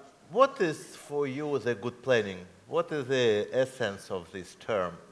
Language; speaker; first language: English; non-native, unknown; Russian